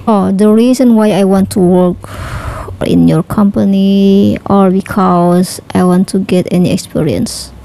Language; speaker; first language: English; non-native, learner; Indonesian